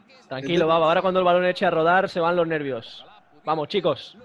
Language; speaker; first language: Spanish; native; Spanish